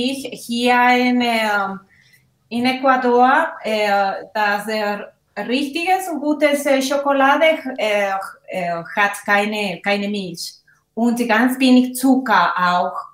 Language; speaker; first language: German; non-native, learner; Spanish